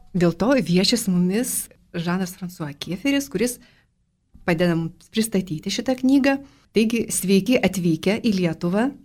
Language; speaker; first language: Lithuanian; native; Lithuanian